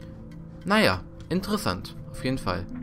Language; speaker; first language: German; native; German